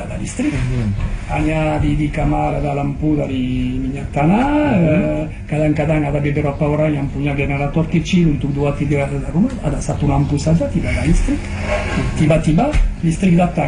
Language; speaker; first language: Indonesian; non-native, fluent; French